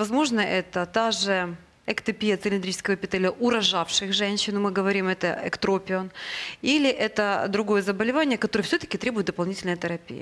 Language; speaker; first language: Russian; native; Russian